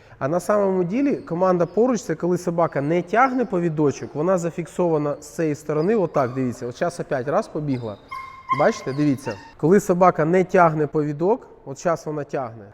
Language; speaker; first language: Ukrainian; non-native, local second language; Russian